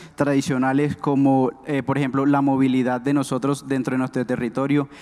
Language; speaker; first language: Spanish; non-native, local second language; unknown